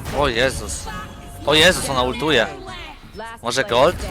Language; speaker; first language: Polish; native; Polish